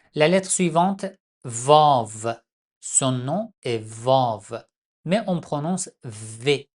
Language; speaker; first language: French; non-native, fluent; Persian